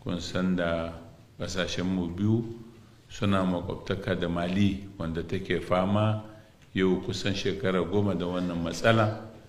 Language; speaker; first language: Hausa; non-native, local second language; Arabic